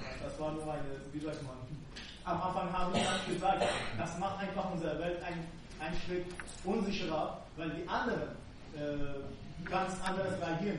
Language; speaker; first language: German; non-native, fluent; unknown